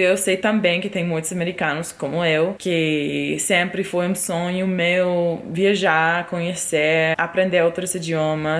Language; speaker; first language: Portuguese; non-native, fluent; English